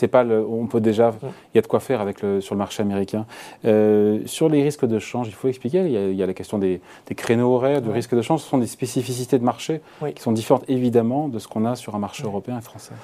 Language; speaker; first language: French; native; French